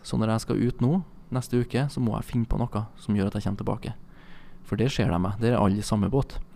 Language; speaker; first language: Norwegian; native; Norwegian